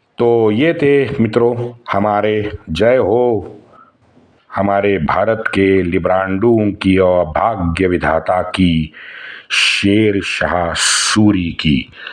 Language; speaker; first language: Hindi; non-native, local second language; Marathi